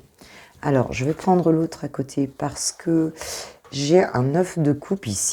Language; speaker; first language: French; native; French